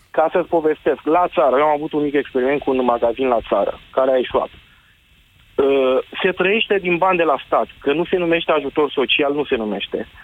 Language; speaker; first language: Romanian; native; Romanian